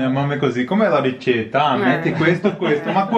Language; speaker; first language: Italian; non-native, learner; Portuguese